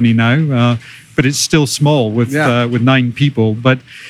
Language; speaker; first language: English; native; English